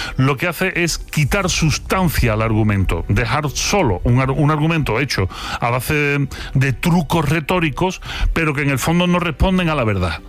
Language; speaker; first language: Spanish; native; Spanish